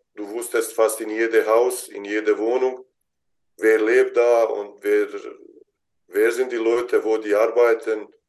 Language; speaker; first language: German; non-native, fluent; Bosnian